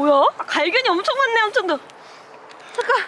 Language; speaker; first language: Korean; native; Korean